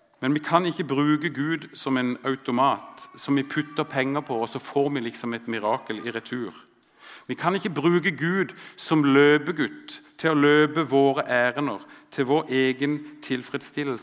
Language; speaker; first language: Norwegian; native; Norwegian